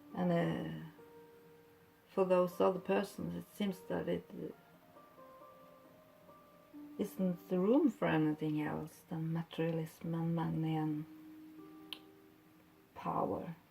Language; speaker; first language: English; non-native, fluent; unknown